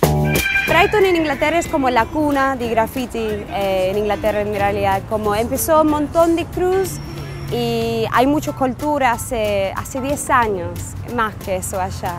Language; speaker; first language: Spanish; non-native, fluent; English